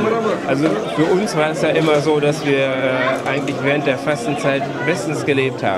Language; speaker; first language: German; native; German